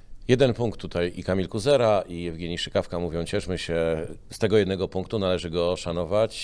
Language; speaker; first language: Polish; native; Polish